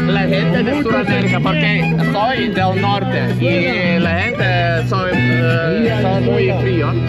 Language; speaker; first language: Spanish; non-native, learner; Lithuanian